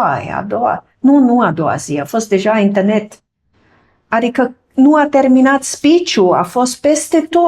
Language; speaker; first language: Romanian; non-native, fluent; German